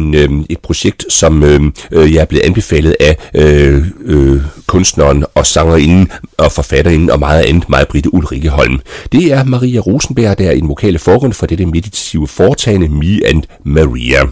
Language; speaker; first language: Danish; native; Danish